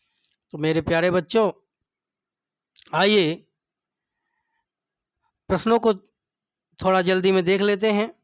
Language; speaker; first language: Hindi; native; Hindi